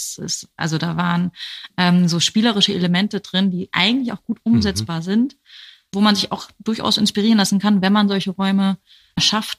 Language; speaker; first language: German; native; German